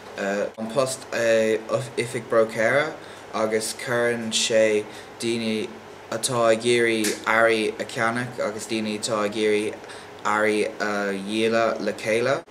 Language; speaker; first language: Irish; non-native, local second language; English